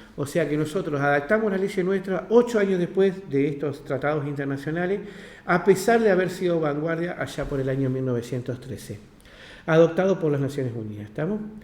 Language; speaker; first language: Spanish; native; Spanish